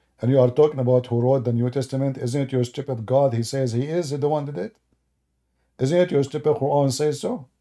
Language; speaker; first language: English; non-native, fluent; Arabic